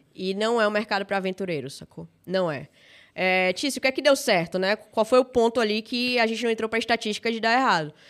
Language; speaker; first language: Portuguese; native; Portuguese